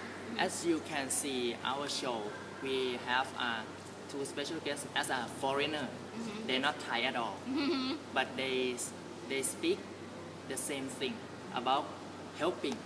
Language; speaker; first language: English; non-native, learner; Thai